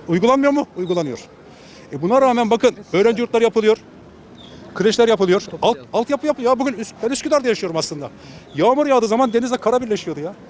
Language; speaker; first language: Turkish; native; Turkish